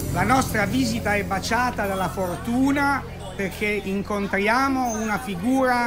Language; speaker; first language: Italian; native; Italian